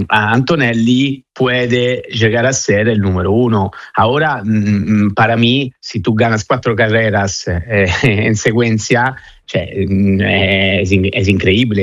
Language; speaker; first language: Spanish; non-native, fluent; Italian